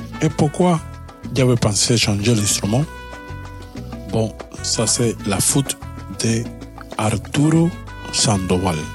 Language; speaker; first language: French; non-native, learner; Spanish